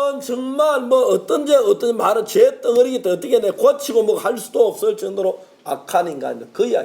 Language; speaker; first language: Korean; native; Korean